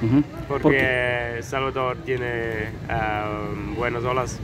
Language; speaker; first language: Spanish; non-native, learner; German